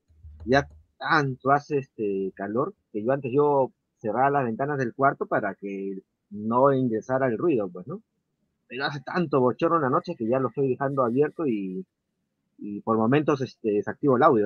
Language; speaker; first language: Spanish; native; Spanish